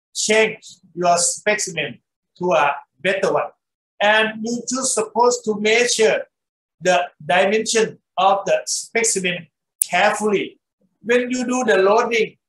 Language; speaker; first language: English; non-native, fluent; Thai